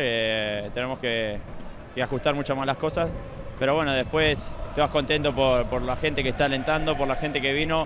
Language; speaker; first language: Spanish; native; Spanish